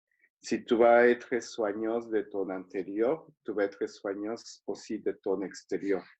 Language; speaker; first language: French; non-native, fluent; Spanish